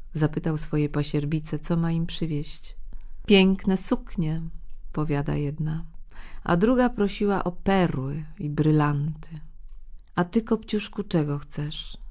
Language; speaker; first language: Polish; native; Polish